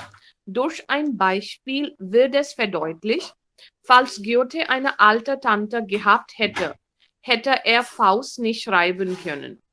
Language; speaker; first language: German; non-native, fluent; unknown